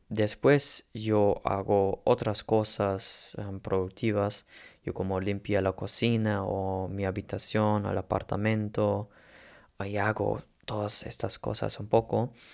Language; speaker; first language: Spanish; non-native, learner; German